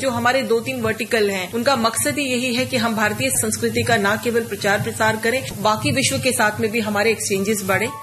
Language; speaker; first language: Hindi; native; Hindi